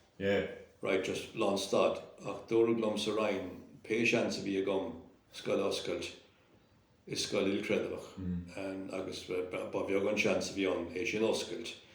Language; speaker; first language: Irish; non-native, local second language; English